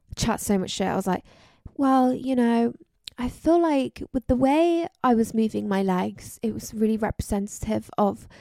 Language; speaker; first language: English; native; English